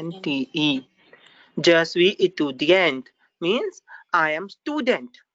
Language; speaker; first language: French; non-native, learner; Hindi